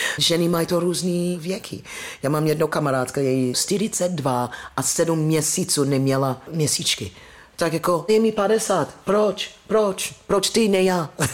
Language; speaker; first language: Czech; non-native, fluent; English